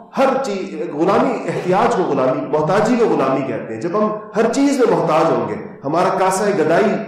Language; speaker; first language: Urdu; native; Urdu